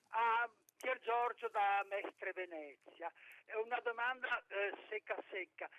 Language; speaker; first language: Italian; native; Italian